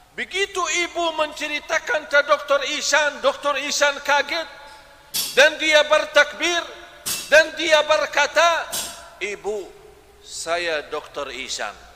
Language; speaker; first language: Malay; non-native, fluent; Arabic